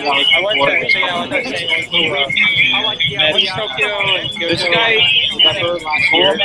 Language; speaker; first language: English; non-native, learner; Japanese